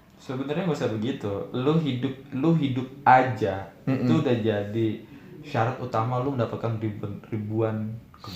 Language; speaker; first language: Indonesian; native; Indonesian